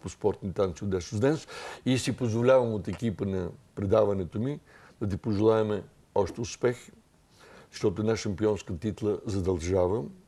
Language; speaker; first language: Bulgarian; native; Bulgarian